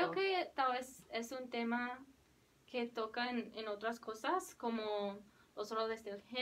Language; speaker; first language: Spanish; non-native, learner; English